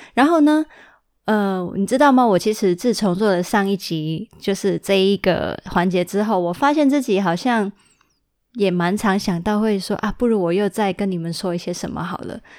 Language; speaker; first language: Chinese; early bilingual, heritage; Chinese